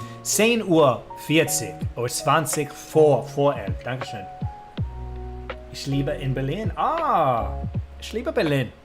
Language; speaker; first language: German; non-native, learner; English